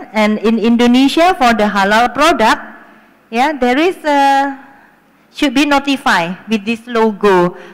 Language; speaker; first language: English; non-native, fluent; Indonesian